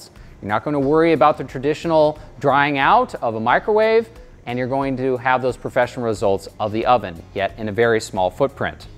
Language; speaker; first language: English; native; English